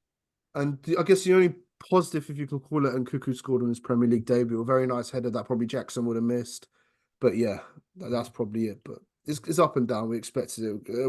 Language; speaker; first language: English; native; English